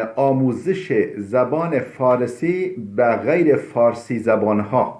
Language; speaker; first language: Persian; non-native, fluent; Turkish